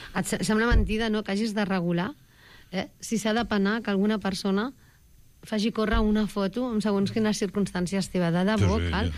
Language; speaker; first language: Catalan; native; Catalan